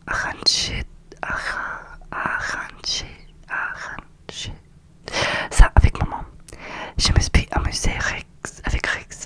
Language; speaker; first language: French; non-native, learner; Russian